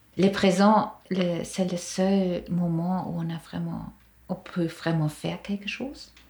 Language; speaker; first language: French; non-native, fluent; German